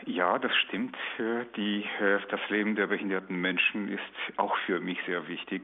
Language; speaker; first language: German; non-native, fluent; Polish